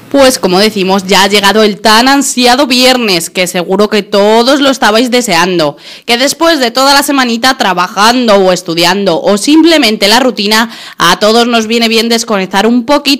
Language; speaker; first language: Spanish; native; Spanish